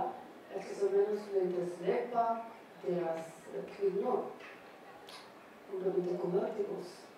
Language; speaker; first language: Swedish; non-native, learner; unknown